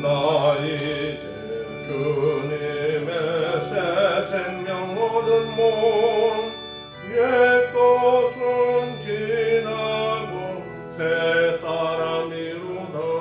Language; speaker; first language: Korean; native; Korean